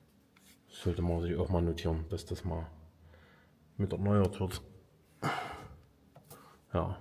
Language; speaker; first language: German; native; German